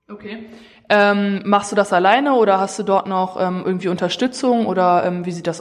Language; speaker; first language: German; native; German